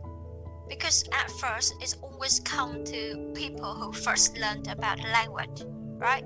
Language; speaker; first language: English; non-native, learner; Vietnamese